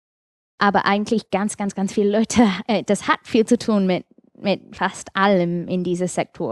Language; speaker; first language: German; non-native, fluent; English